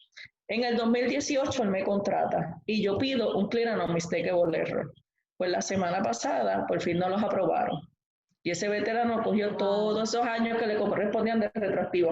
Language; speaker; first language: Spanish; native; Spanish